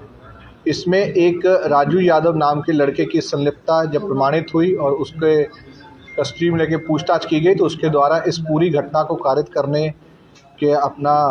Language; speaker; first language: Hindi; native; Hindi